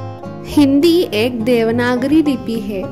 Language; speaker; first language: Hindi; non-native, local second language; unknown